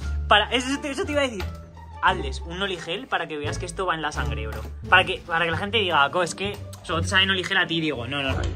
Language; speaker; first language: Spanish; native; Spanish